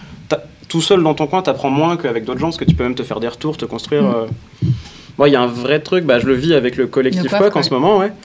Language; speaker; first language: French; native; French